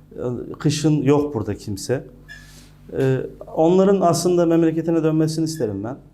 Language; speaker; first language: Turkish; native; Turkish